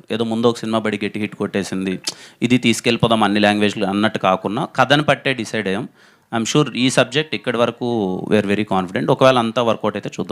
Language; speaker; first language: Telugu; native; Telugu